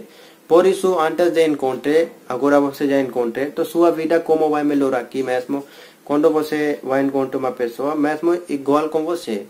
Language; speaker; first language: Portuguese; non-native, learner; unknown